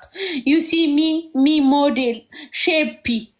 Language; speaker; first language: English; non-native, learner; Amharic